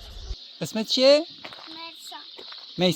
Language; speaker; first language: Persian; native; Persian